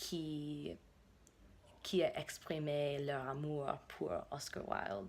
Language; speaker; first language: French; non-native, fluent; English